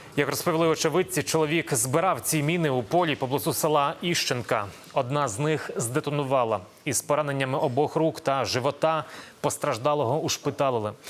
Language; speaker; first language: Ukrainian; native; Ukrainian